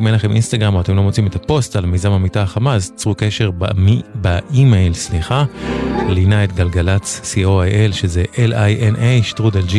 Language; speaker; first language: Hebrew; native; Hebrew